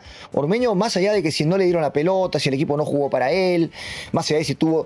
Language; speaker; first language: Spanish; native; Spanish